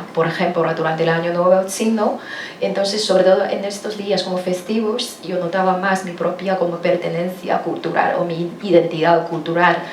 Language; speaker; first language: Spanish; non-native, fluent; Chinese